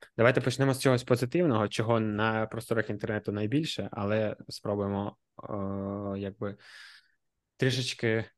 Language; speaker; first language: Ukrainian; native; Ukrainian